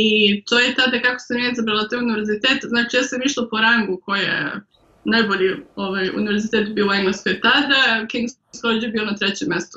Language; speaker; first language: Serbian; early bilingual, heritage; Serbian